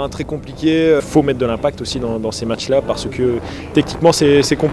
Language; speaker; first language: French; native; French